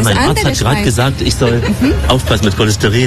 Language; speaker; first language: German; native; German